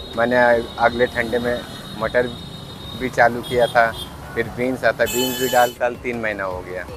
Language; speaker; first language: Hindi; non-native, local second language; Bangla